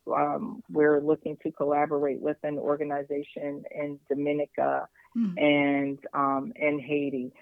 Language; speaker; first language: English; native; English